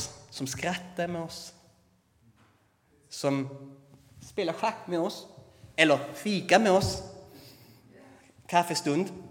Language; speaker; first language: Swedish; non-native, fluent; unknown